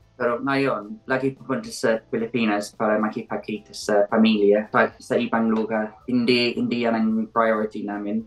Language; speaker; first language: Filipino; non-native, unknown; English